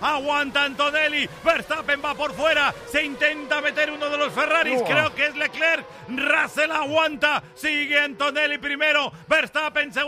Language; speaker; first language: Spanish; native; Spanish